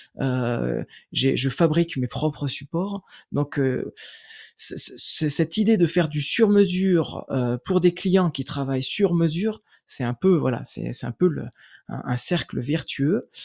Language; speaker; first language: French; native; French